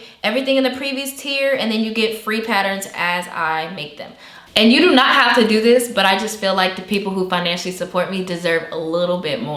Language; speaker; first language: English; native; English